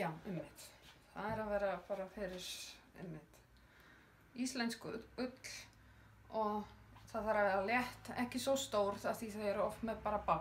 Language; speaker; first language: Icelandic; non-native, learner; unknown